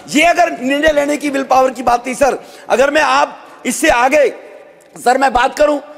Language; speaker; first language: Hindi; native; Hindi